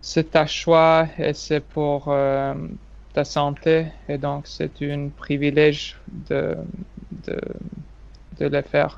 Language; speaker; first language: French; non-native, learner; English